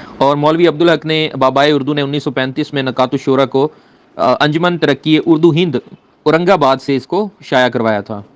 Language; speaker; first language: Urdu; native; Urdu